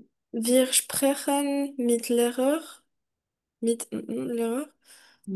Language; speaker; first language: German; non-native, learner; French